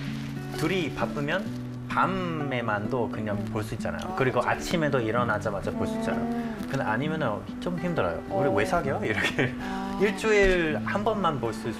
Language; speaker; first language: Korean; non-native, fluent; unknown